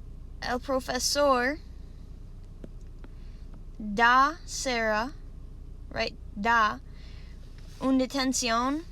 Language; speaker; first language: Spanish; non-native, learner; English